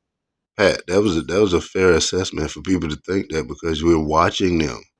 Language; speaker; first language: English; native; English